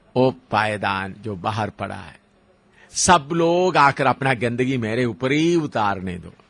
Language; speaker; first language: Hindi; non-native, local second language; Malayalam